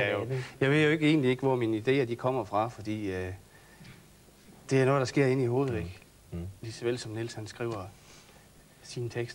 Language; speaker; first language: Danish; native; Danish